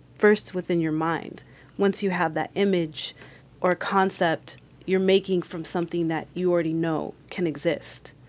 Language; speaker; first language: English; native; English